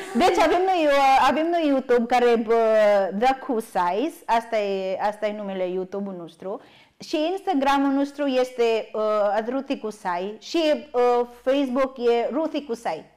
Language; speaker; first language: Romanian; non-native, learner; Filipino